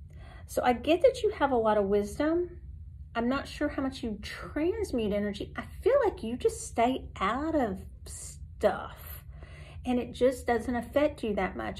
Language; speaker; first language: English; native; English